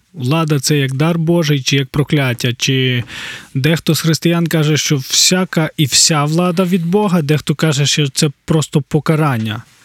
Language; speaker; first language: Ukrainian; native; Ukrainian